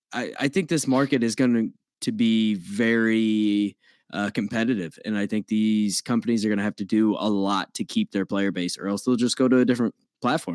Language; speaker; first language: English; native; English